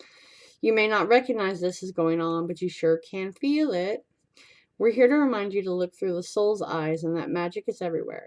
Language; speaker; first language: English; native; English